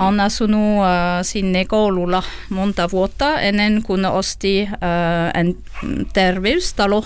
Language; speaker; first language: Finnish; non-native, fluent; French